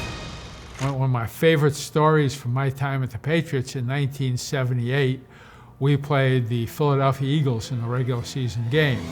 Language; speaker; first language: English; native; English